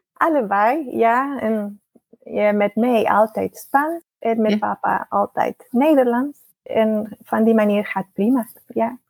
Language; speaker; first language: Dutch; non-native, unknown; Spanish